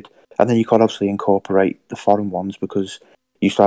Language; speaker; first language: English; native; English